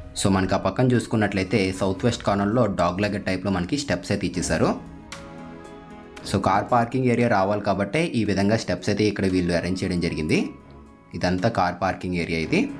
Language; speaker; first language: Telugu; native; Telugu